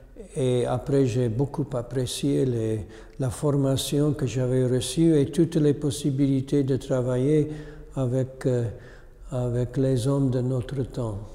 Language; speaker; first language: French; non-native, fluent; English